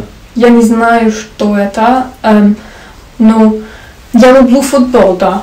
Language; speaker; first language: Russian; non-native, learner; English